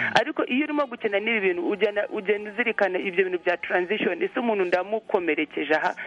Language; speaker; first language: Kinyarwanda; early bilingual, heritage; Kinyarwanda